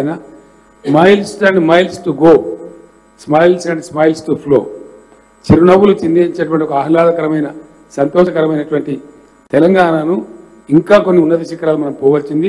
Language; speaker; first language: Telugu; native; Telugu